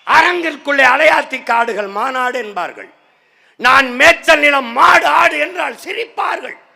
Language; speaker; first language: Tamil; native; Tamil